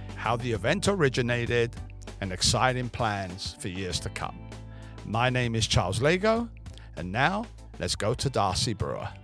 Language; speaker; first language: English; native; English